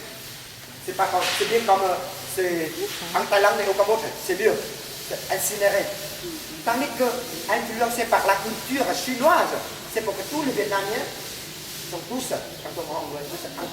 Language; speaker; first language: French; non-native, fluent; Vietnamese